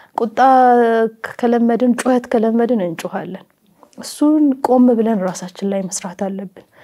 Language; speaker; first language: Amharic; native; Amharic